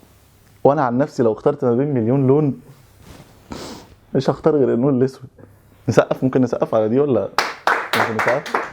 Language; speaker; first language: Arabic; native; Arabic